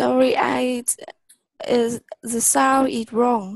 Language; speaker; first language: English; non-native, learner; Vietnamese